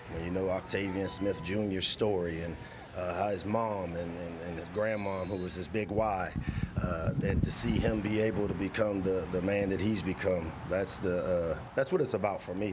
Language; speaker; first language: English; native; English